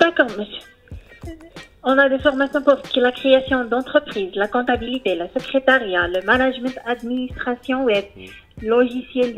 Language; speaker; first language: French; non-native, learner; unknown